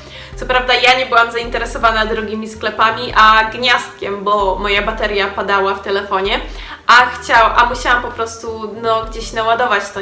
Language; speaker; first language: Polish; native; Polish